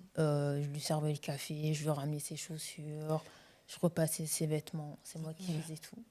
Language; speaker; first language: French; early bilingual, other home language; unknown